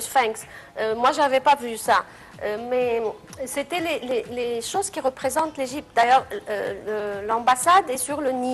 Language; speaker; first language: French; non-native, fluent; Arabic